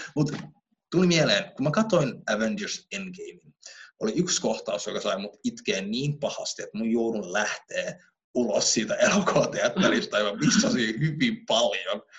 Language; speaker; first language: Finnish; early bilingual, other home language; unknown